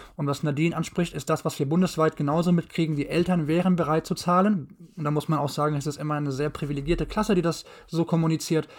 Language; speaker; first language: German; native; German